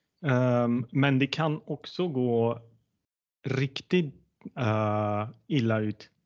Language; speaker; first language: Swedish; non-native, fluent; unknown